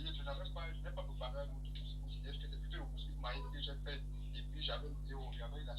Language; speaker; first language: French; non-native, learner; English